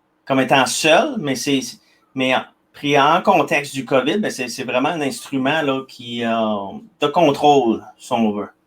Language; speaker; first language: French; native; French